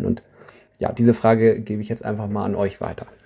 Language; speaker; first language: German; native; German